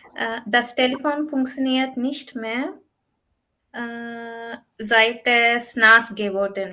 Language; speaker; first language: German; non-native, learner; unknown